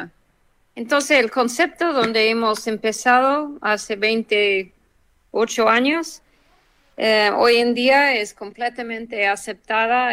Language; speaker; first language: Spanish; non-native, fluent; English